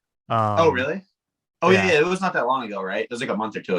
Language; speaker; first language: English; native; English